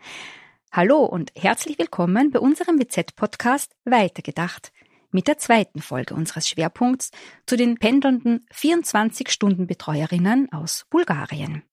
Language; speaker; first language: German; native; German